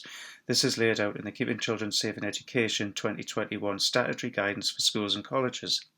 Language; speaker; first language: English; native; English